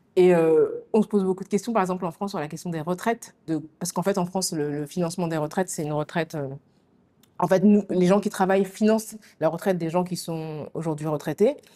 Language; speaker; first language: French; native; French